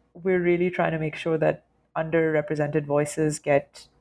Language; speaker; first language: English; non-native, local second language; Urdu